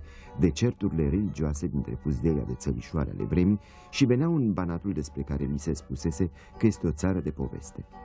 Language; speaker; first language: Romanian; native; Romanian